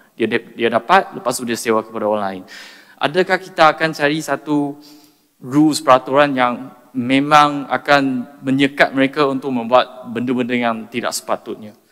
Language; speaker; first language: Malay; non-native, local second language; Chinese